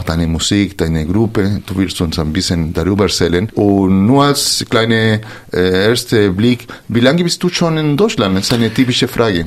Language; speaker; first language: German; non-native, fluent; Spanish